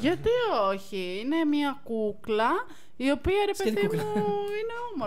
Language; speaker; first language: Greek; native; Greek